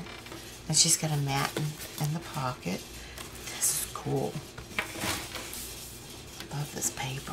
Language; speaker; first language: English; native; English